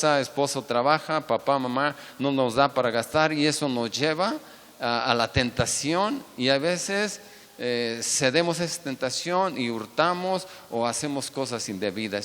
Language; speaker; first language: Spanish; native; Spanish